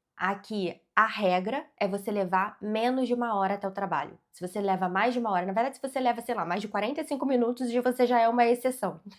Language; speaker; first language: Portuguese; native; Portuguese